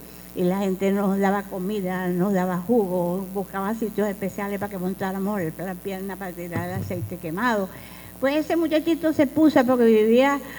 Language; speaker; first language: Spanish; native; Spanish